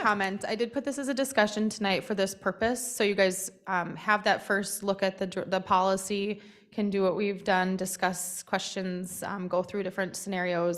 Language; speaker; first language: English; native; English